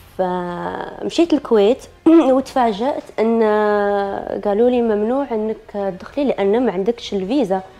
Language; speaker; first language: Arabic; native; Arabic